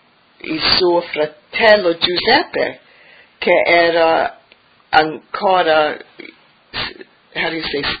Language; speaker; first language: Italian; early bilingual, heritage; English